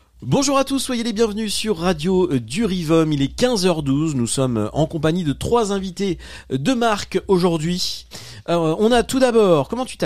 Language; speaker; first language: French; native; French